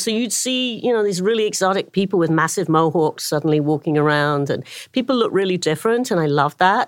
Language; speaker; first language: English; native; English